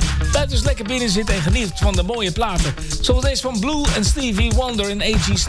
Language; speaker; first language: Dutch; native; Dutch